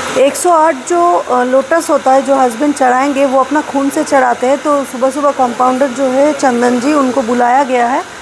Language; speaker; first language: Hindi; non-native, local second language; Bangla